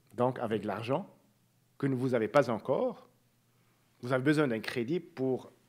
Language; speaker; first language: French; native; French